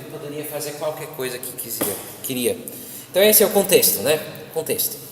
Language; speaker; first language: Portuguese; non-native, fluent; English